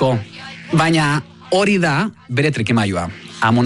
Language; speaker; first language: Basque; native; Basque